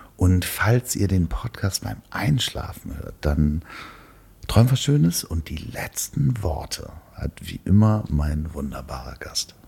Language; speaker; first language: German; native; German